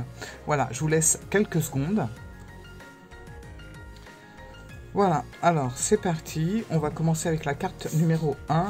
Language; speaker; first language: French; native; French